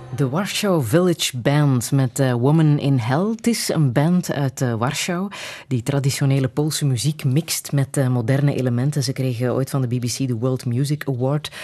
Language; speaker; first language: Dutch; native; Dutch